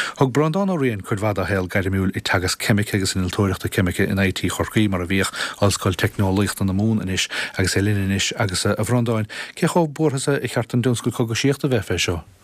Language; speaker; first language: Irish; native; Irish